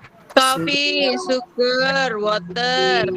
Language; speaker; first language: English; non-native, learner; Indonesian